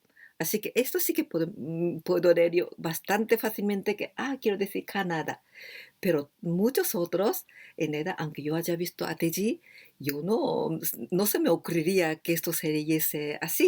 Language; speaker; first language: Spanish; non-native, fluent; Japanese